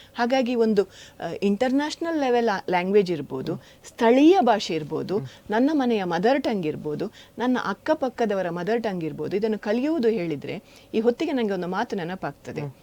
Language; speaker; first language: Kannada; native; Kannada